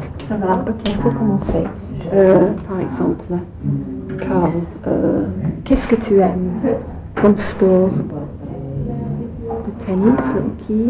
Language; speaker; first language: French; non-native, fluent; English